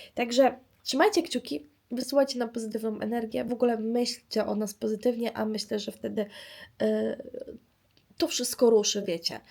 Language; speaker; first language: Polish; native; Polish